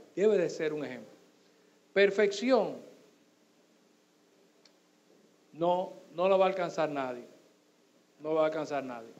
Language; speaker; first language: Spanish; native; Spanish